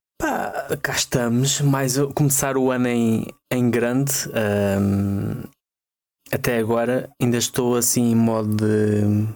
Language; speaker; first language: Portuguese; native; Portuguese